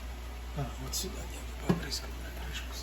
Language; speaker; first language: Russian; native; Russian